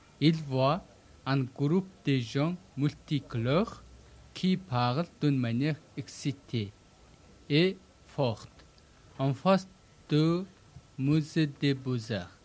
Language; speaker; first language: French; non-native, learner; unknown